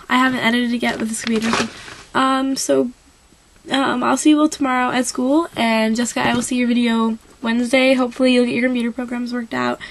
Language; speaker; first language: English; native; English